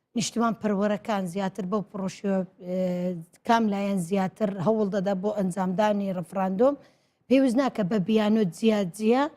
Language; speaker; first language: Central Kurdish; non-native, local second language; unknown